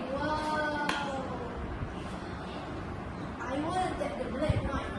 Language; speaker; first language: English; non-native, learner; Malay